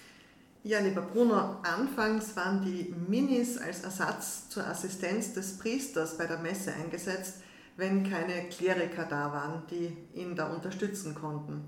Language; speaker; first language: German; native; German